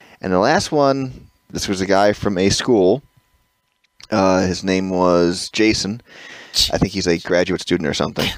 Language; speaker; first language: English; native; English